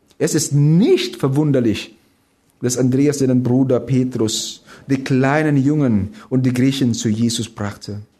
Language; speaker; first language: German; non-native, fluent; Filipino